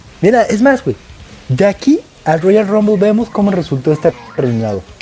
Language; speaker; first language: Spanish; native; Spanish